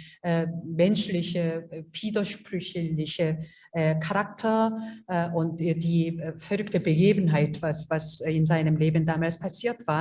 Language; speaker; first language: German; non-native, fluent; Korean